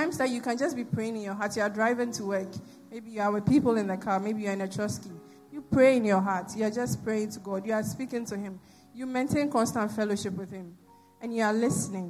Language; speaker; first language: English; non-native, local second language; Akan